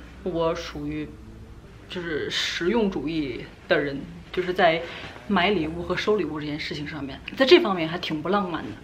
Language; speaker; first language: Chinese; native; Chinese